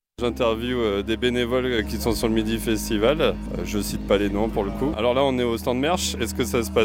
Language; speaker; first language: French; native; French